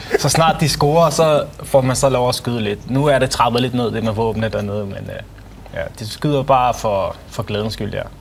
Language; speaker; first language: Danish; early bilingual, other home language; Arabic